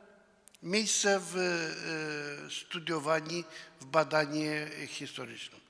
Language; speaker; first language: Polish; non-native, fluent; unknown